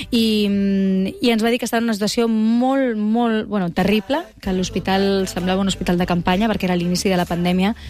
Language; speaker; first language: Catalan; non-native, local second language; Spanish